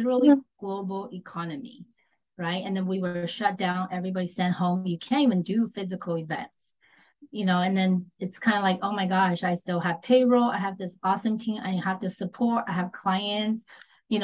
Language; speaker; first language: English; early bilingual, other home language; Chinese